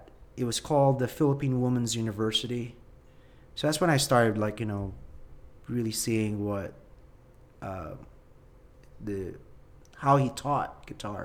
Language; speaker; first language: English; non-native, local second language; Filipino